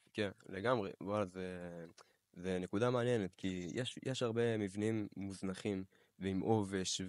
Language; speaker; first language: Hebrew; native; Hebrew